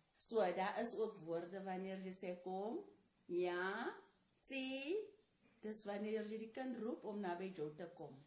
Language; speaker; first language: Afrikaans; non-native, local second language; Tswana